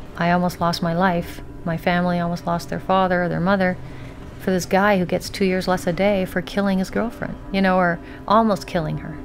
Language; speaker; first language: English; native; English